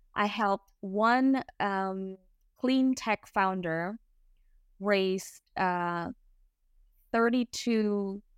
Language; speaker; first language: English; non-native, fluent; Indonesian